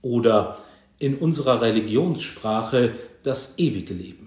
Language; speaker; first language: German; native; German